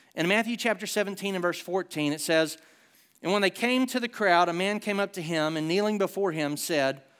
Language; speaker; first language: English; native; English